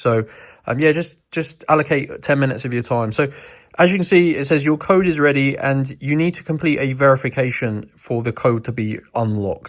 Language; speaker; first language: English; native; English